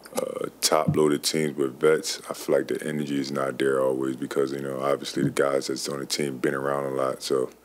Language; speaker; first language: English; native; English